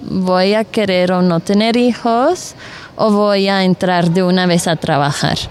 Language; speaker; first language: Spanish; non-native, fluent; Dutch